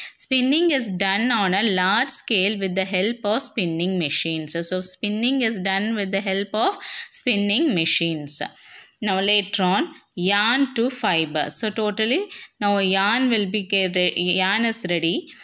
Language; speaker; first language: English; non-native, local second language; Tamil